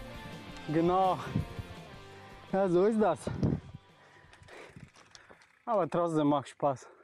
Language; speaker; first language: German; non-native, learner; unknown